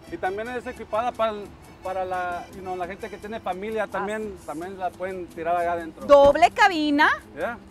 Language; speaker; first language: Spanish; early bilingual, heritage; Spanish